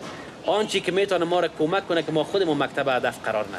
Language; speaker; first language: Persian; native; Persian